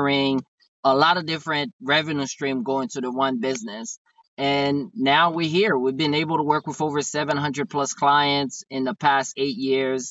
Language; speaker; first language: English; non-native, fluent; Haitian Creole